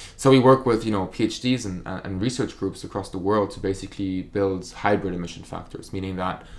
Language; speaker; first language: English; non-native, fluent; German